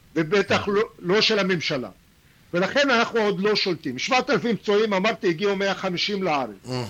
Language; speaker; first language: Hebrew; non-native, local second language; Arabic